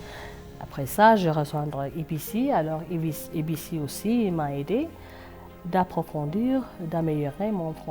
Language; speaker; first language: French; non-native, fluent; Amharic